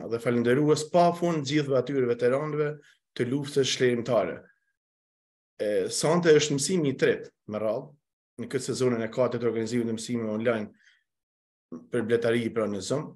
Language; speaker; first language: Albanian; native; Albanian